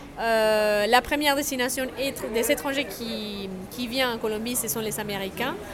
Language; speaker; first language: French; non-native, fluent; Spanish